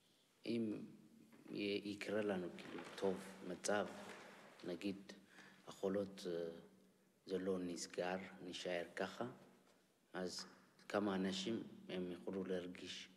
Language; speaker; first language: Hebrew; non-native, learner; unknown